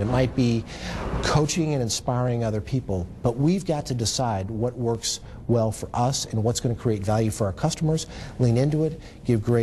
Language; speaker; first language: English; native; English